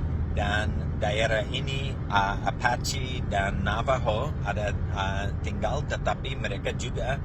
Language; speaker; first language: Indonesian; non-native, fluent; English